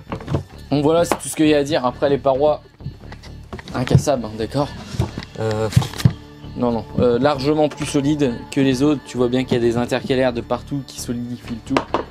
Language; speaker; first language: French; native; French